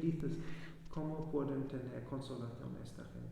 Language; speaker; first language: Spanish; non-native, fluent; German